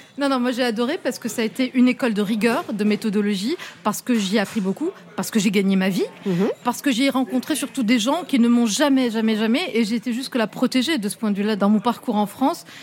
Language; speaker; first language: French; non-native, local second language; Arabic